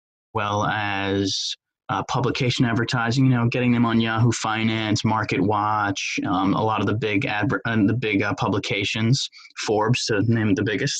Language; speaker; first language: English; native; English